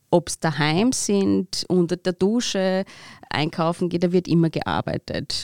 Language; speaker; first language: German; native; German